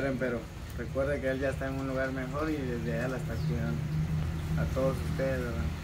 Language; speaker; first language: Spanish; native; Spanish